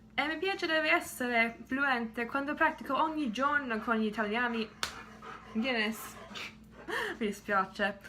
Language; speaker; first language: Italian; non-native, learner; English